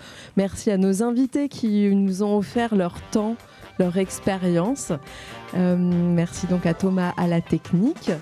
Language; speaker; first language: French; native; French